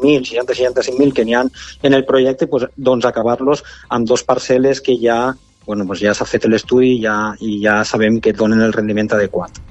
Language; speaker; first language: Catalan; native; Catalan